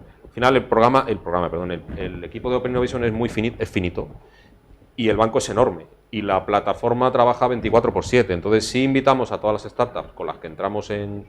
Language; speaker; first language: Spanish; native; Spanish